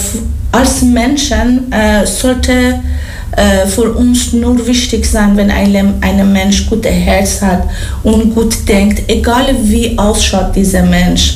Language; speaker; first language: German; non-native, learner; Persian